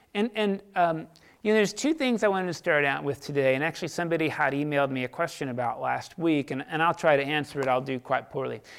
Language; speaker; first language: English; native; English